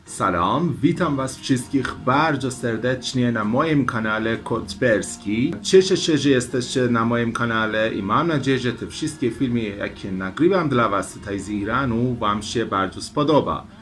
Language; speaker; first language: Polish; non-native, learner; Persian